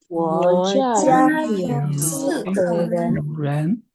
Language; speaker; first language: Chinese; non-native, learner; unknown